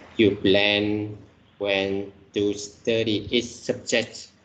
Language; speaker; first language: English; non-native, learner; Vietnamese